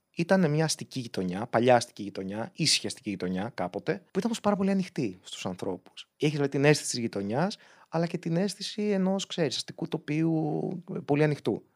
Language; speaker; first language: Greek; native; Greek